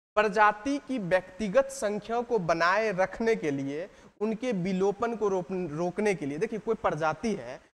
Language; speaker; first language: Hindi; native; Hindi